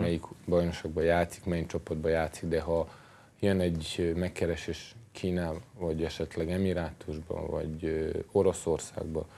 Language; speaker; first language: Hungarian; non-native, fluent; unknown